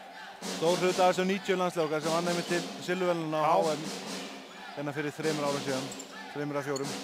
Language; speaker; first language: Icelandic; native; Icelandic